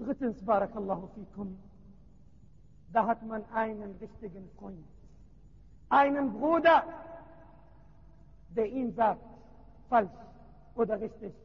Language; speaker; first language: German; non-native, learner; Arabic